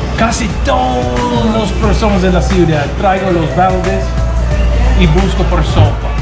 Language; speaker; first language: Spanish; non-native, learner; English